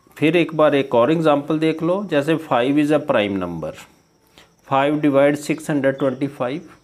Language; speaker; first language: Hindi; non-native, local second language; Punjabi